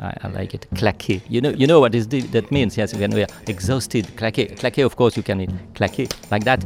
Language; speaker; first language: English; non-native, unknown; French